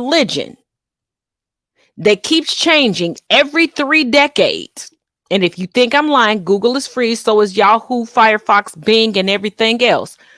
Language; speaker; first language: English; native; English